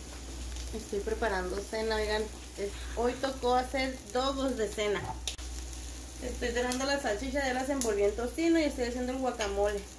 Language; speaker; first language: Spanish; native; Spanish